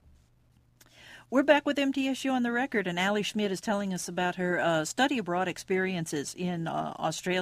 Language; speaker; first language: English; native; English